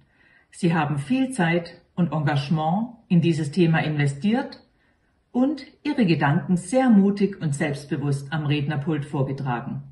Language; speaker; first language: German; non-native, fluent; Polish